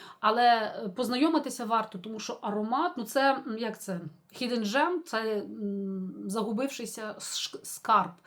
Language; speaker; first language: Ukrainian; non-native, local second language; Russian